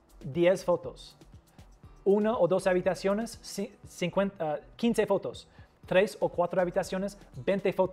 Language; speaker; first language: Spanish; non-native, fluent; English